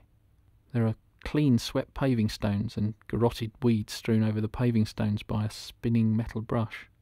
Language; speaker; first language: English; native; English